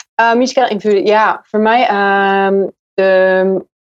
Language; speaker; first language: Dutch; non-native, learner; English